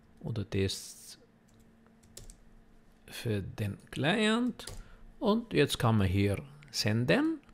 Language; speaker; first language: German; non-native, fluent; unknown